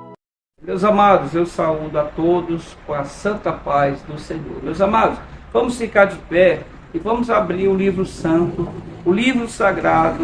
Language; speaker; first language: Portuguese; native; Portuguese